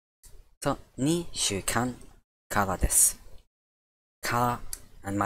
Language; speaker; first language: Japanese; non-native, learner; English